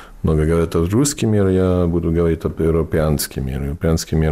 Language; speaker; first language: Russian; non-native, fluent; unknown